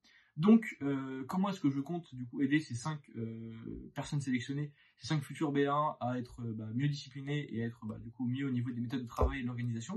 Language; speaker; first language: French; native; French